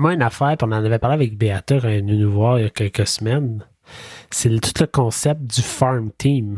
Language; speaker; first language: French; native; French